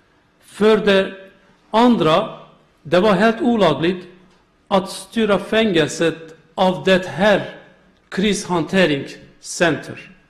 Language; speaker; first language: Swedish; non-native, learner; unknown